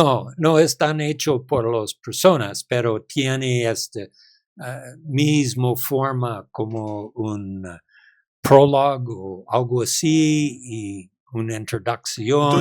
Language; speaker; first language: Spanish; non-native, learner; English